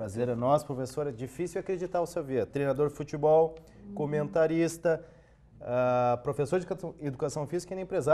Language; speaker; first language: Portuguese; native; Portuguese